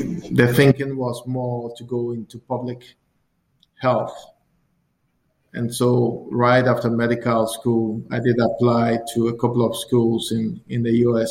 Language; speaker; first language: English; non-native, local second language; Akan